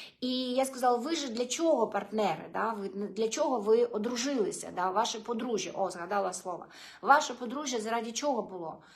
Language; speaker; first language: Ukrainian; non-native, local second language; Russian